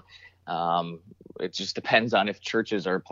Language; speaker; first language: English; native; English